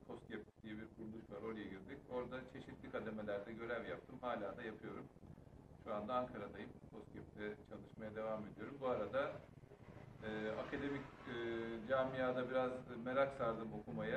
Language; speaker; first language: Turkish; native; Turkish